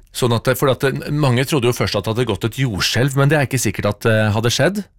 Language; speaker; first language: Norwegian; native; Norwegian